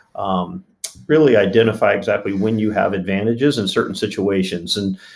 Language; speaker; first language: English; native; English